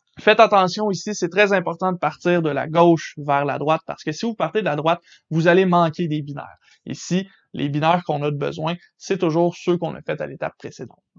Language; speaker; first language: French; native; French